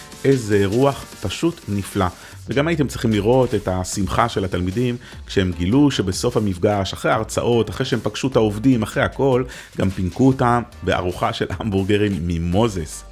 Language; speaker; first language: Hebrew; native; Hebrew